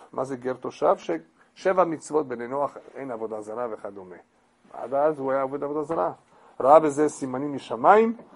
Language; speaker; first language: Hebrew; non-native, fluent; English